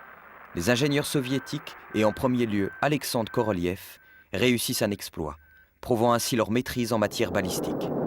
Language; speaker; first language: French; native; French